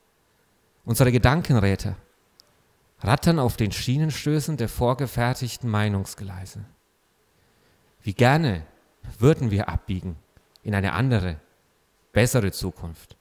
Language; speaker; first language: German; native; German